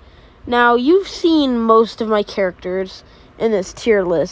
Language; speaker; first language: English; native; English